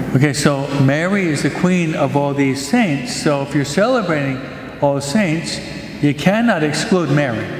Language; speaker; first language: English; native; English